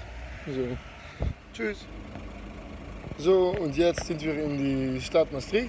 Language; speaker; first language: German; non-native, learner; Dutch